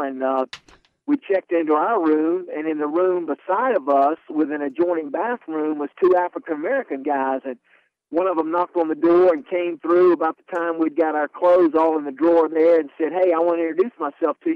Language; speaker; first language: English; native; English